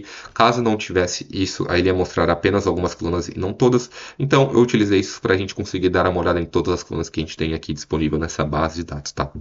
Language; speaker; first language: Portuguese; native; Portuguese